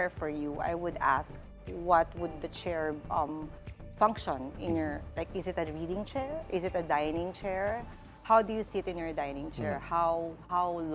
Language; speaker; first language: English; non-native, local second language; Pampanga